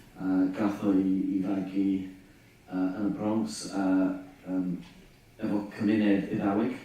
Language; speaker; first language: Welsh; non-native, learner; English